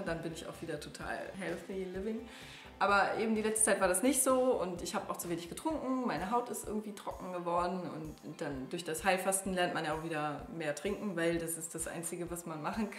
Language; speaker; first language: German; native; German